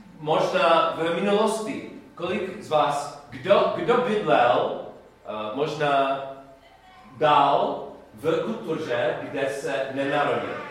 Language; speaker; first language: Czech; non-native, learner; English